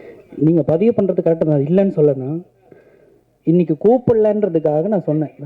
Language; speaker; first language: Tamil; native; Tamil